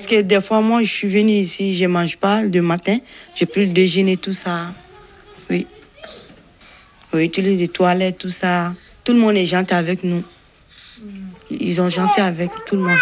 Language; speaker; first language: French; non-native, local second language; Bambara